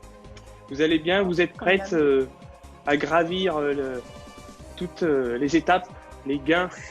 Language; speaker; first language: French; native; French